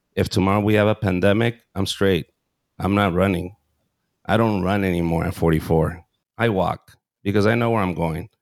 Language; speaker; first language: English; early bilingual, other home language; Spanish